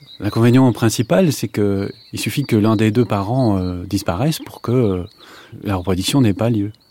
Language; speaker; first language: French; native; French